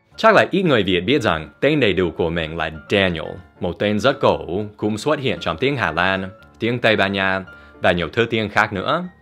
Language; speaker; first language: Vietnamese; non-native, fluent; English